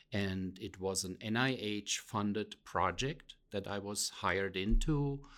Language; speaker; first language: English; non-native, fluent; German